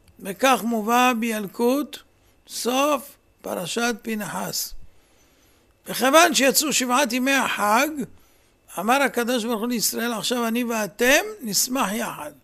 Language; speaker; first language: Hebrew; native; Hebrew